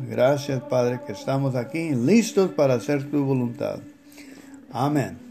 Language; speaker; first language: Spanish; early bilingual, heritage; Spanish